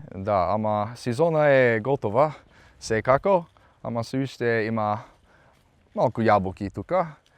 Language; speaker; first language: Macedonian; non-native, learner; English